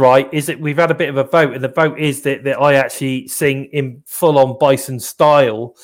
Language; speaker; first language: English; native; English